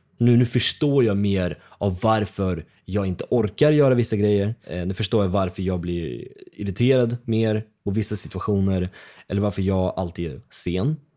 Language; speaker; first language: Swedish; early bilingual, other home language; Russian